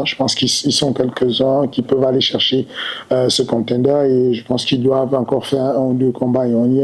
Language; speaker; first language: French; native; French